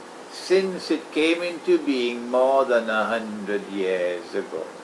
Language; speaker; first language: English; native; English